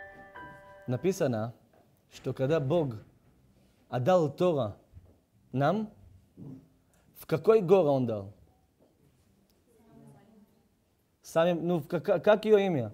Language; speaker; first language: Russian; non-native, learner; Hebrew